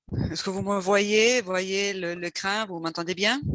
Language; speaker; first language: French; non-native, fluent; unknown